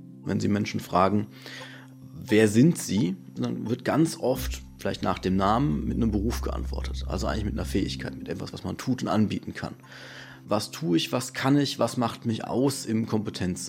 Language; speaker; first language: German; native; German